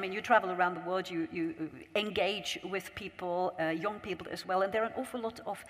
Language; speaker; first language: English; non-native, fluent; German